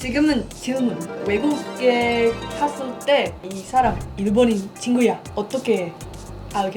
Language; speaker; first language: Korean; non-native, learner; Indonesian